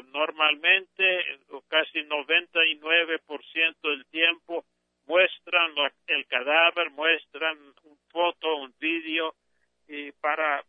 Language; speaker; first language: Spanish; non-native, fluent; English